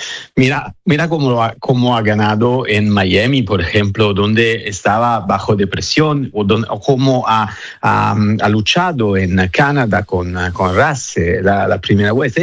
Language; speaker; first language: Spanish; non-native, fluent; Italian